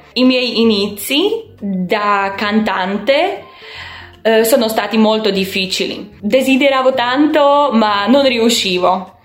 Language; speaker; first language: Italian; non-native, fluent; Slovak